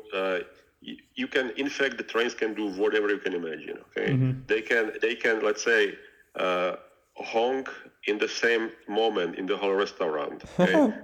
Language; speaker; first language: English; non-native, learner; Czech